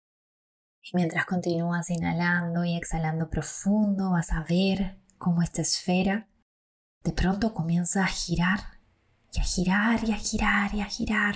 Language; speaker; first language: Spanish; native; Spanish